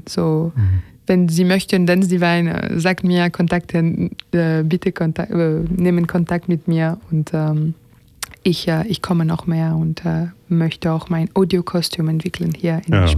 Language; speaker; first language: German; non-native, learner; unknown